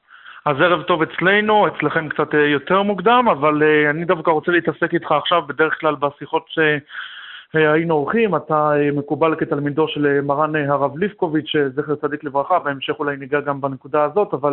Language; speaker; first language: Hebrew; native; Hebrew